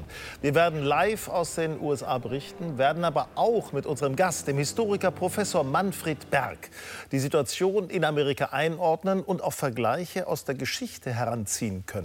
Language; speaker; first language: German; native; German